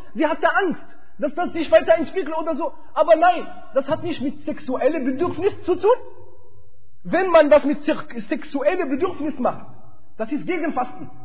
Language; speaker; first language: German; non-native, fluent; Arabic